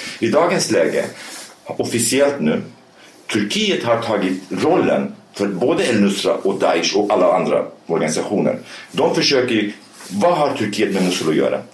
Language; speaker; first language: Swedish; early bilingual, other home language; Kurdish